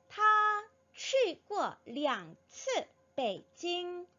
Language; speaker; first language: Chinese; non-native, fluent; Korean